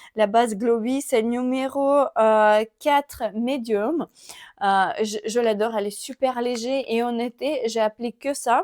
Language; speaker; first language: French; non-native, fluent; Ukrainian